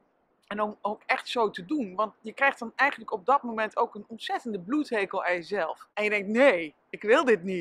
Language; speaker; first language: Dutch; native; Dutch